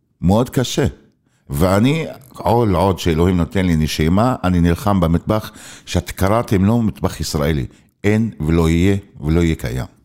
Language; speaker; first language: Hebrew; non-native, local second language; Arabic